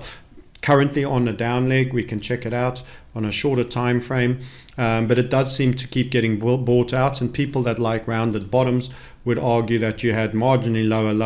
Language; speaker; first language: English; native; English